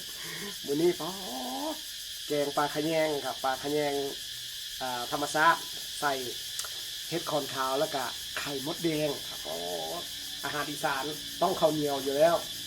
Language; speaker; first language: Thai; non-native, local second language; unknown